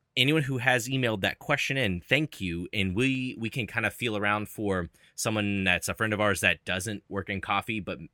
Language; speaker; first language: English; native; English